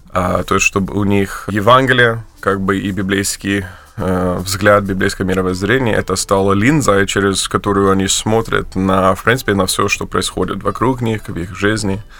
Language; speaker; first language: Russian; non-native, fluent; English